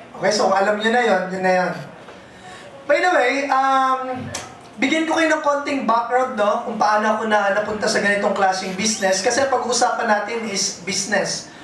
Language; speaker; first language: Filipino; non-native, local second language; Bikol